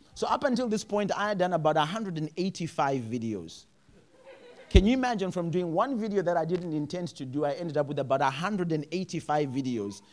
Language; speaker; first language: English; non-native, local second language; Shona